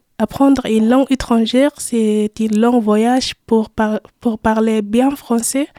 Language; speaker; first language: French; non-native, learner; Arabic